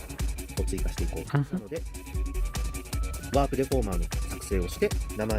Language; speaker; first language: Japanese; native; Japanese